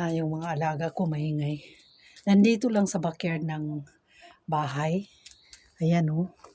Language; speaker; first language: Filipino; non-native, local second language; Cebuano